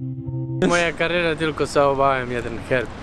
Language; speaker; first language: Polish; non-native, learner; Spanish